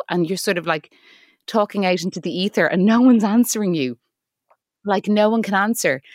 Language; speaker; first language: English; native; English